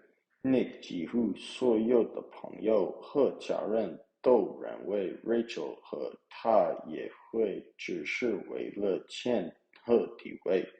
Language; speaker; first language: Chinese; non-native, learner; English